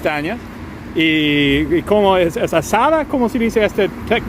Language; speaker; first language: Spanish; non-native, learner; English